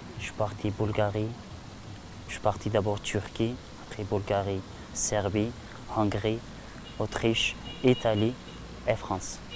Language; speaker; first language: French; non-native, learner; Persian